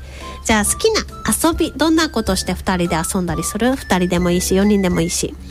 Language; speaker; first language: Japanese; native; Japanese